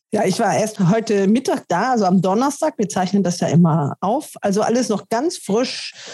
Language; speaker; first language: German; native; German